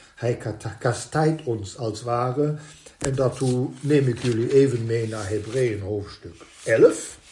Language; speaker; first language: Dutch; non-native, fluent; German